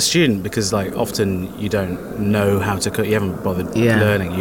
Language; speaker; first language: English; native; English